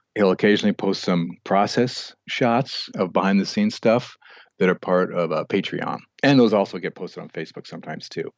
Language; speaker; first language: English; native; English